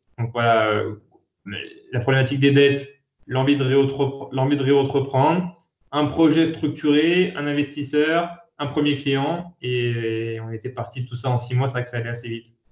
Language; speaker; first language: French; native; French